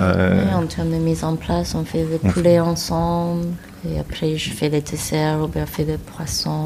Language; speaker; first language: French; non-native, learner; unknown